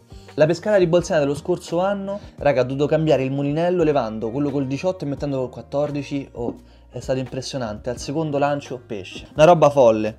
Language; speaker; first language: Italian; native; Italian